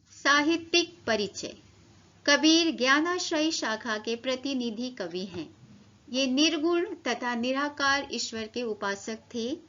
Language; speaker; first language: Hindi; native; Hindi